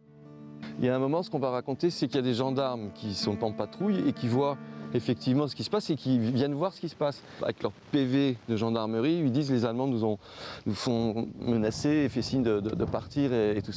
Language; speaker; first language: French; native; French